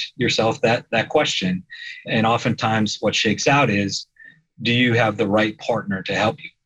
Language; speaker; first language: English; native; English